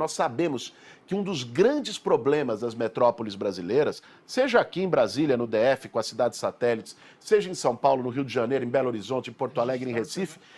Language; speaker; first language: Portuguese; native; Portuguese